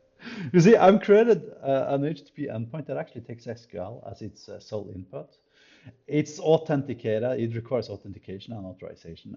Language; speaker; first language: English; non-native, fluent; Norwegian